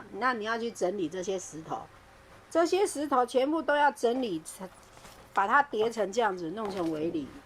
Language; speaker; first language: Chinese; native; Chinese